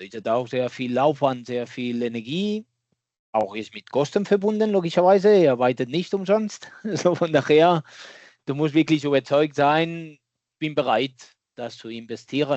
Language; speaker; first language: German; non-native, fluent; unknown